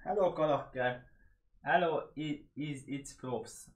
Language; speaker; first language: English; non-native, learner; Hungarian